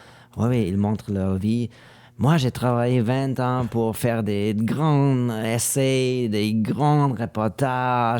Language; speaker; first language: French; non-native, learner; German